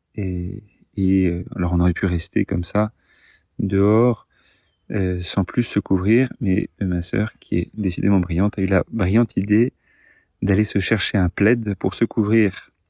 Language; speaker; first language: French; native; French